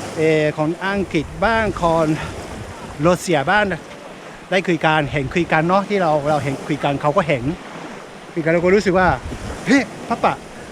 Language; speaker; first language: Thai; native; Thai